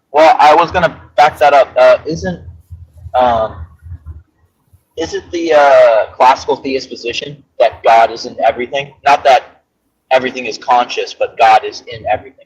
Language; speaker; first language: English; native; English